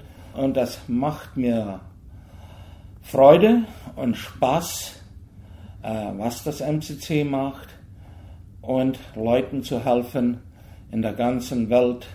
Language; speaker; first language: German; early bilingual, heritage; German